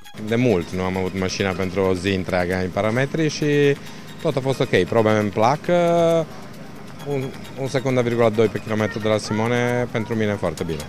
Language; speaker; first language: Romanian; non-native, fluent; Italian